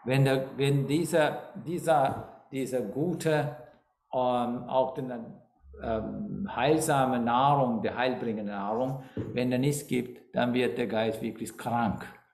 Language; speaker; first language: German; non-native, fluent; Sinhala